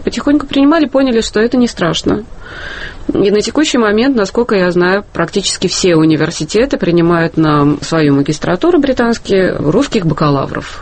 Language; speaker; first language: Russian; native; Russian